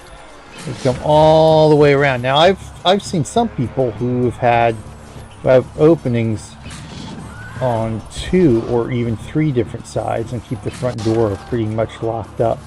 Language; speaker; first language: English; native; English